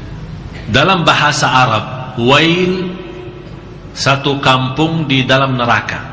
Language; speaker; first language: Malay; non-native, fluent; Arabic